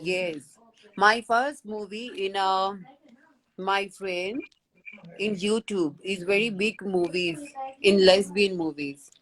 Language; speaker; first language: English; non-native, learner; Hindi